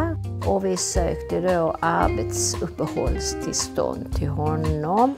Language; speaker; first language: Swedish; native; Swedish